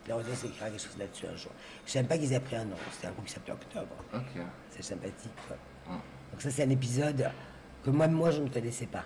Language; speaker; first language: French; native; French